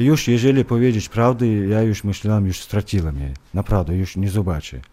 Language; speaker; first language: Polish; non-native, learner; Chechen